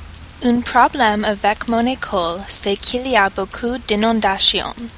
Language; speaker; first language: French; non-native, learner; English